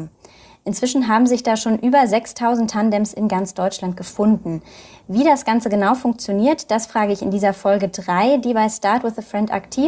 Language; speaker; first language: German; native; German